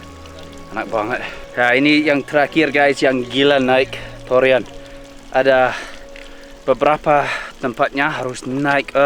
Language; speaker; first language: Indonesian; non-native, learner; English